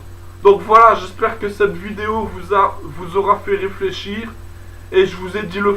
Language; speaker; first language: French; native; French